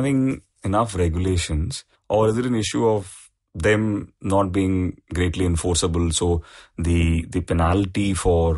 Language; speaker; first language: English; non-native, local second language; Tamil